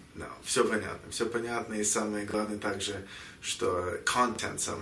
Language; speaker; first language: Russian; early bilingual, heritage; Russian